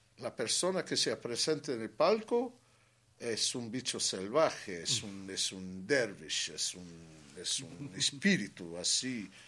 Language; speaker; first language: Spanish; non-native, fluent; English